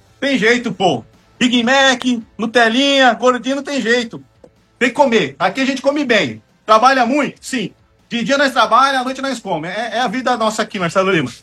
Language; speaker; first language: Portuguese; native; Portuguese